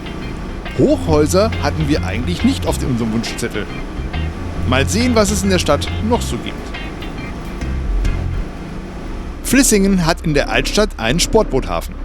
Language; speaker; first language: German; native; German